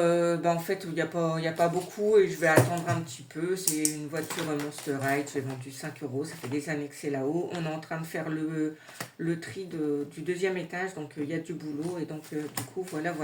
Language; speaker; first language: French; native; French